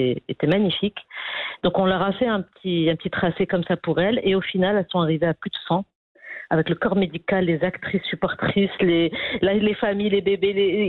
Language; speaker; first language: French; non-native, local second language; Arabic